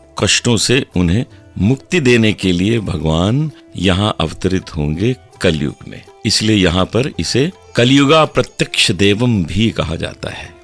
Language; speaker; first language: Hindi; native; Hindi